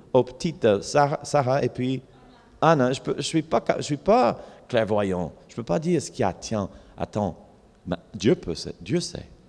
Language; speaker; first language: French; non-native, fluent; English